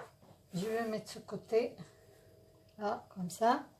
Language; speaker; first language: French; non-native, local second language; Arabic